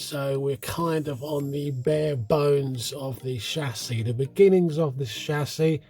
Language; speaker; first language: English; native; English